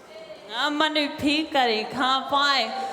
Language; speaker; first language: Māori; non-native, local second language; English